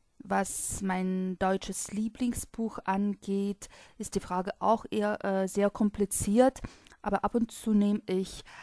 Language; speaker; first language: German; non-native, fluent; Russian